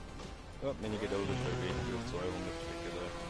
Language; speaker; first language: German; native; German